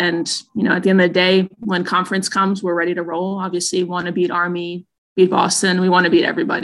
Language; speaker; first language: English; native; English